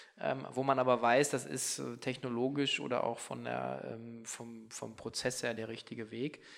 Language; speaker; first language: German; native; German